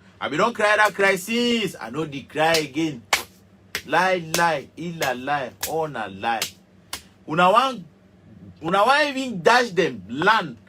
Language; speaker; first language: Nigerian Pidgin; native; Nigerian Pidgin